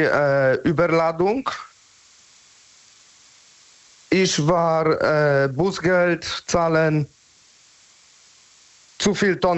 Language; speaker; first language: German; non-native, learner; Polish